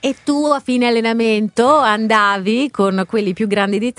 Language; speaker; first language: Italian; native; Italian